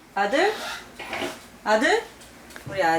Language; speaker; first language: Korean; native; Korean